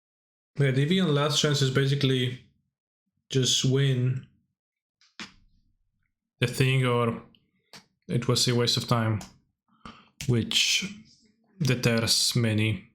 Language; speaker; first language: English; non-native, fluent; Polish